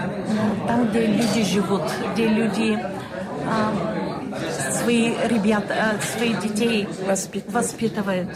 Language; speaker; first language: Russian; non-native, fluent; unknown